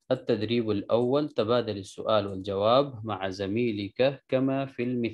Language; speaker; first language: Arabic; non-native, fluent; Urdu